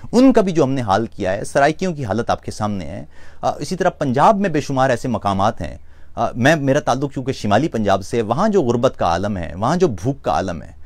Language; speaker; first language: Urdu; non-native, local second language; Punjabi